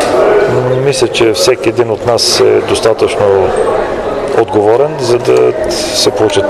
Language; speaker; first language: Bulgarian; native; Bulgarian